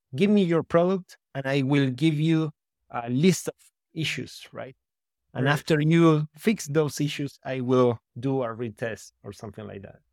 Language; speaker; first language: English; non-native, fluent; Spanish